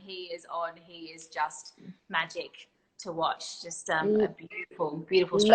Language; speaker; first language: English; native; English